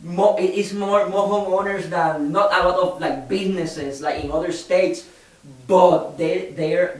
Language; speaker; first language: English; non-native, fluent; Spanish